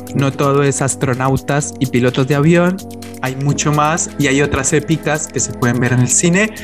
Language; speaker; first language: Spanish; native; Spanish